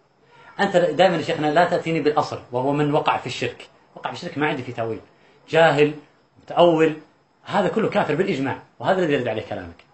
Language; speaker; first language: Arabic; native; Arabic